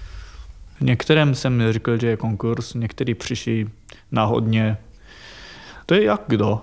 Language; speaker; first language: Czech; non-native, fluent; Japanese